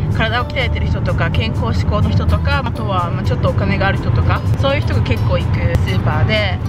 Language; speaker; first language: Japanese; early bilingual, heritage; Japanese